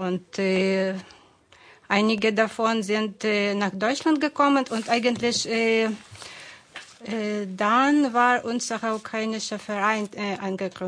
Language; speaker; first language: German; non-native, fluent; Ukrainian